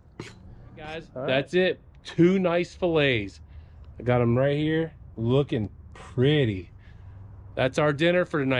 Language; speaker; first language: English; native; English